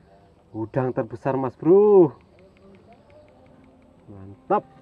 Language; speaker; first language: Indonesian; native; Indonesian